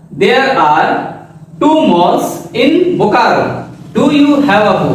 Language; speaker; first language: English; non-native, local second language; Hindi